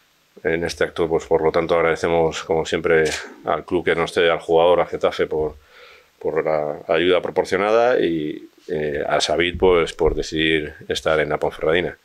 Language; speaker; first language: Spanish; native; Spanish